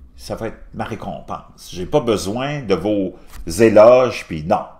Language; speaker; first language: French; native; French